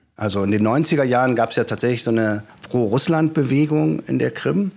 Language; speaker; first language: German; native; German